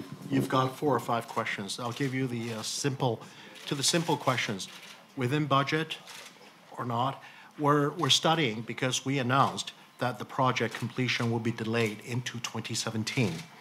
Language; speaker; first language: English; non-native, local second language; Cantonese